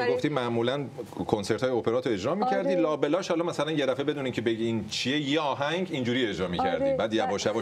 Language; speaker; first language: Persian; native; Persian